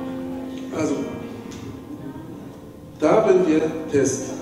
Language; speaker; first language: German; non-native, learner; French